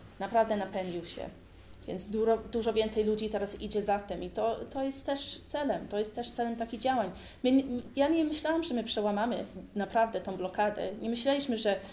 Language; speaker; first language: Polish; early bilingual, heritage; Polish